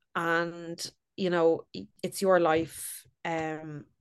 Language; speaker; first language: English; native; English